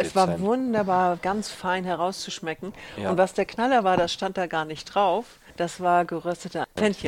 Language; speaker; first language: German; native; German